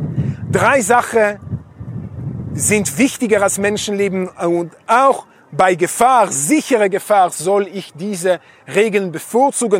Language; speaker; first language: German; non-native, fluent; Hebrew